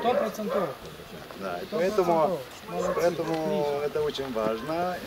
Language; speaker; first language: Russian; non-native, local second language; Romanian